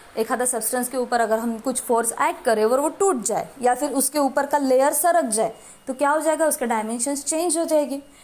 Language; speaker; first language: Hindi; non-native, local second language; Marathi